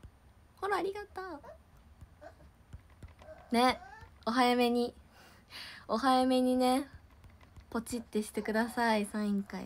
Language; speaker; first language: Japanese; native; Japanese